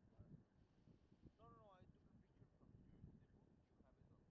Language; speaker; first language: English; non-native, learner; Spanish